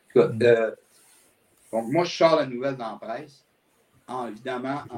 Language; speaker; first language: French; native; French